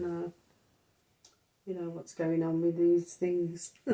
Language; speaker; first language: English; native; English